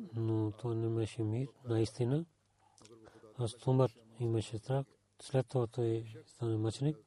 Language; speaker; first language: Bulgarian; non-native, learner; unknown